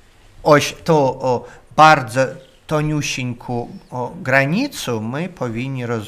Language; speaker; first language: Polish; non-native, learner; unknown